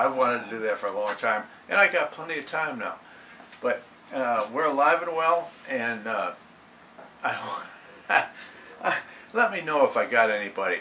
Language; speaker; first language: English; native; English